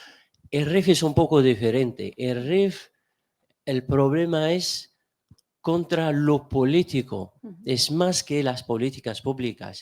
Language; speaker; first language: Spanish; non-native, fluent; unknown